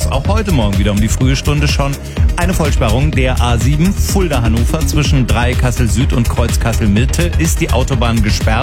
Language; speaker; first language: German; native; German